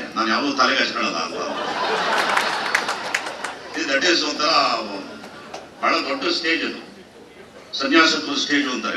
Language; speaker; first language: Kannada; native; Kannada